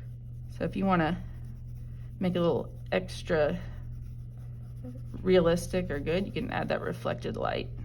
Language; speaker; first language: English; native; English